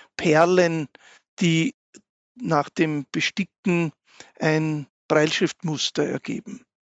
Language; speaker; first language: German; native; German